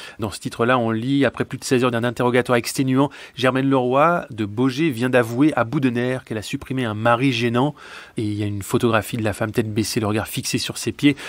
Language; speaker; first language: French; native; French